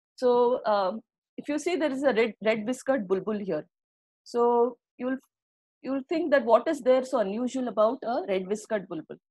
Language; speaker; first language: English; non-native, local second language; Marathi